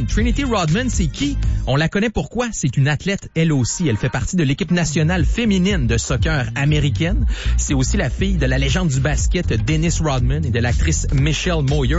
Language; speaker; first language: French; native; French